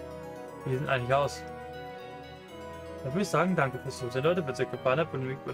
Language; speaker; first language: German; native; German